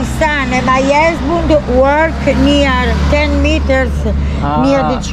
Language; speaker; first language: English; non-native, learner; Italian